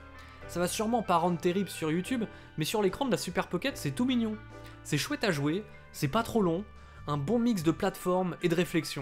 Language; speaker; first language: French; native; French